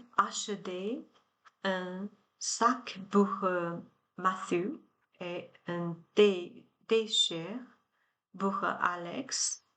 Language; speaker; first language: French; non-native, learner; Chinese